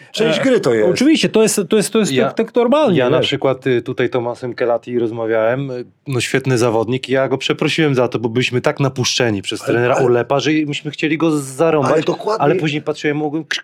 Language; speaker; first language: Polish; non-native, fluent; Serbian